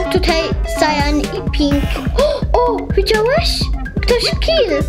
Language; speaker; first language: Polish; early bilingual, heritage; Polish